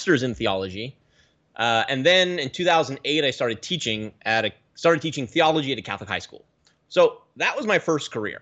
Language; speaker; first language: English; native; English